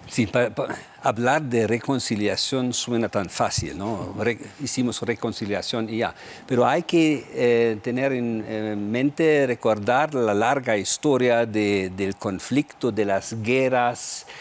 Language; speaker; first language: Spanish; non-native, fluent; German